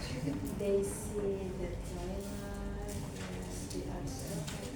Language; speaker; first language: English; non-native, learner; Indonesian